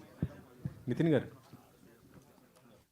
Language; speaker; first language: Telugu; native; Telugu